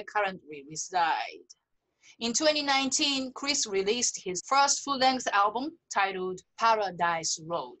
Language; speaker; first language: English; non-native, fluent; Japanese